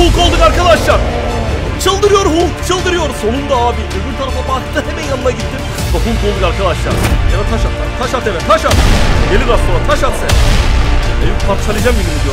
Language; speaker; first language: Turkish; native; Turkish